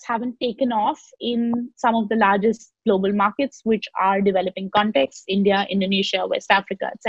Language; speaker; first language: English; non-native, local second language; Hindi